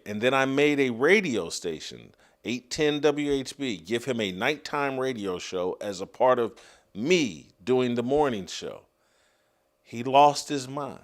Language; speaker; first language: English; native; English